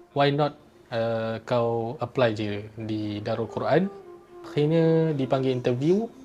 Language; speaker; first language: Malay; non-native, local second language; Chinese